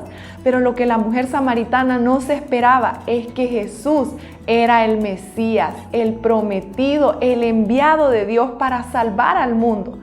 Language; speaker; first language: Spanish; native; Spanish